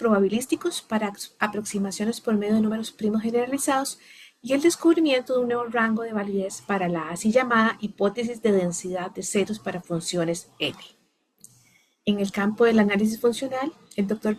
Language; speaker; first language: Spanish; native; Spanish